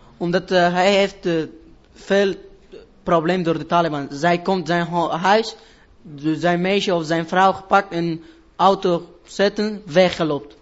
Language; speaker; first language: Dutch; non-native, learner; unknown